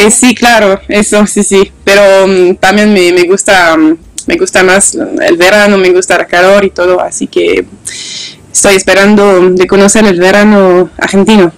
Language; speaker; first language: Spanish; non-native, learner; French